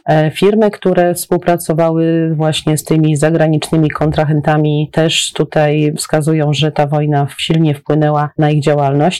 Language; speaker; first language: Polish; native; Polish